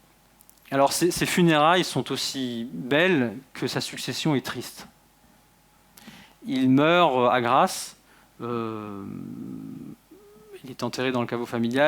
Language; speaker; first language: French; native; French